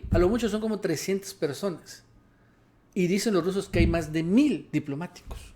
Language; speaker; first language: Spanish; native; Spanish